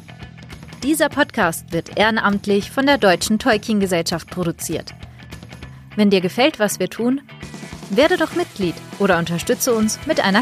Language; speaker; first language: German; native; German